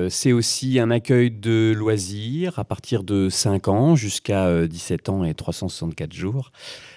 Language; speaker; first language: French; native; French